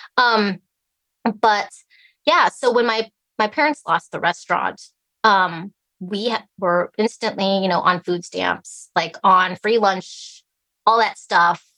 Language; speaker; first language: English; early bilingual, other home language; Cantonese